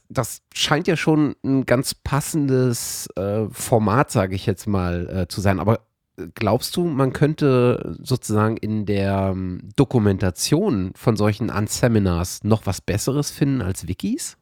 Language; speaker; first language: German; native; German